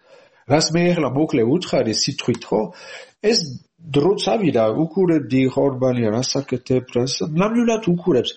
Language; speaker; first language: Georgian; non-native, learner; French